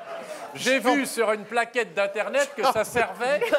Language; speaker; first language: French; native; French